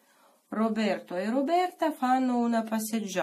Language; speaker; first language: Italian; non-native, fluent; Russian